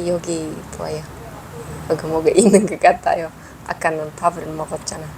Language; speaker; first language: Korean; non-native, learner; Uzbek